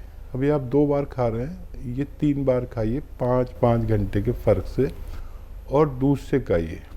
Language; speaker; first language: Hindi; native; Hindi